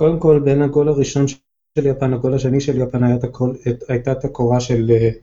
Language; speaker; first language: Hebrew; native; Hebrew